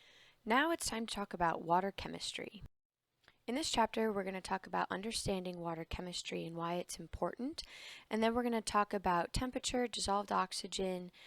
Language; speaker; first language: English; native; English